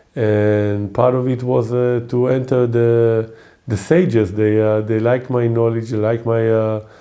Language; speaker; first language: English; non-native, fluent; Hebrew